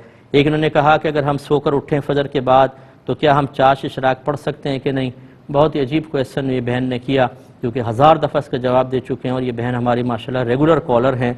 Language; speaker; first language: Urdu; native; Urdu